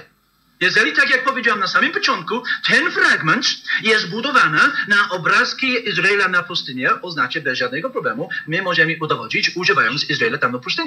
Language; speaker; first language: Polish; non-native, learner; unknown